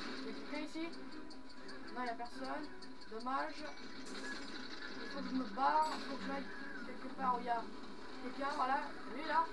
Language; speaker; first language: French; native; French